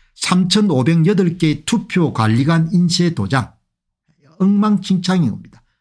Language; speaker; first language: Korean; native; Korean